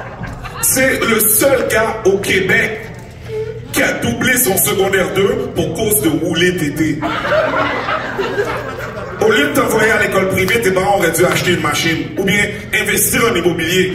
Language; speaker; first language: French; native; French